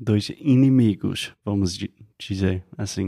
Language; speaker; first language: Portuguese; non-native, fluent; English